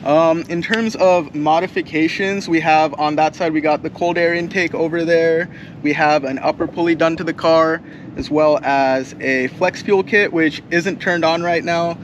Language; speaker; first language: English; native; English